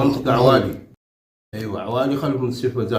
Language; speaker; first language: Arabic; non-native, learner; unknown